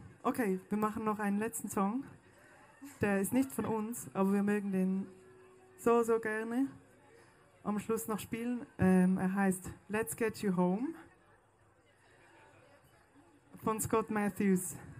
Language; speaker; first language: German; native; German